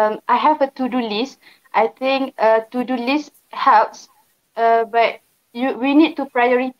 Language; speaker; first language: English; non-native, local second language; Malay